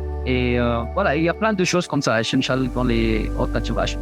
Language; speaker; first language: French; non-native, fluent; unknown